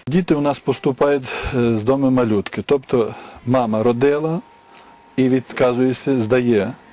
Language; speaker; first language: Ukrainian; native; Ukrainian